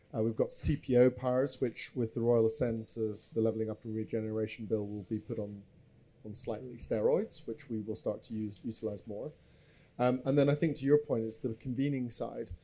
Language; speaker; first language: English; native; English